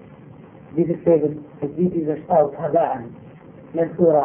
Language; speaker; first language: German; non-native, fluent; Arabic